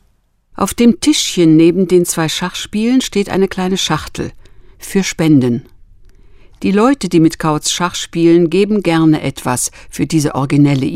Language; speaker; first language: German; native; German